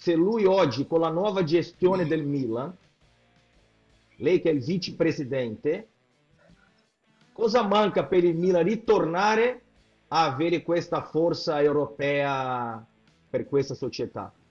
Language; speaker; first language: Italian; non-native, fluent; Portuguese